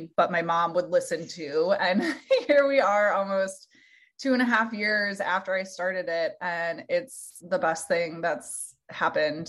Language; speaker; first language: English; native; English